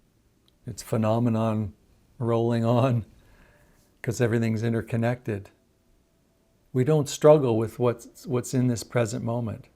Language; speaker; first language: English; native; English